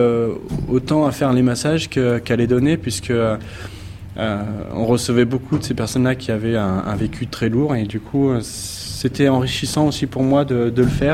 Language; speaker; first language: French; native; French